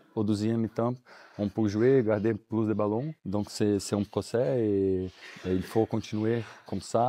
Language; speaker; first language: French; non-native, learner; Portuguese